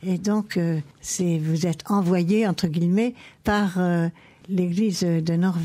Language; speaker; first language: French; native; French